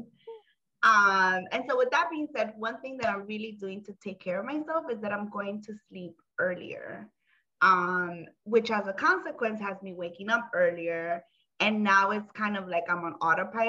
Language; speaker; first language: English; native; English